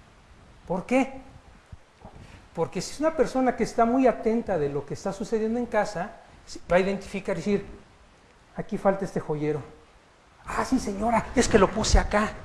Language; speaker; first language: Spanish; native; Spanish